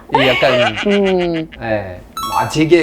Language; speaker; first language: Korean; non-native, fluent; French